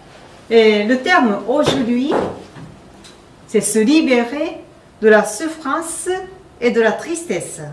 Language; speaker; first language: French; non-native, fluent; Japanese